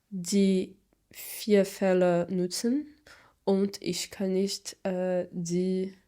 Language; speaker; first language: German; non-native, learner; Portuguese